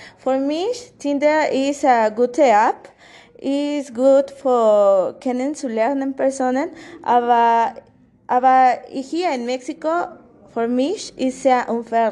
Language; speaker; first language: German; non-native, learner; Spanish